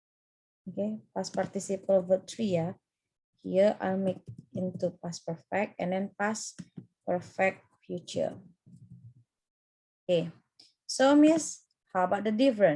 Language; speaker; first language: English; non-native, fluent; Indonesian